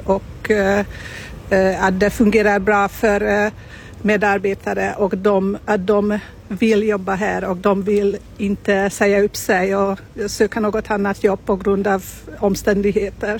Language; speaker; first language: Swedish; non-native, fluent; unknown